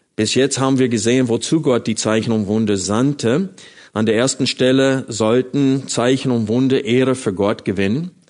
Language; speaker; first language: German; non-native, fluent; English